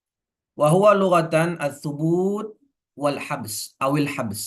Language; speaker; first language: Arabic; non-native, fluent; Indonesian